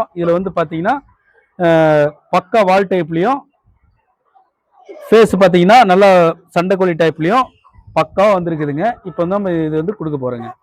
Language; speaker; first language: Tamil; native; Tamil